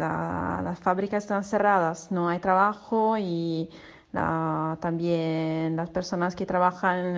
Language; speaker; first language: Spanish; non-native, fluent; Italian